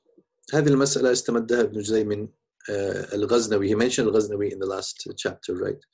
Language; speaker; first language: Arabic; non-native, fluent; English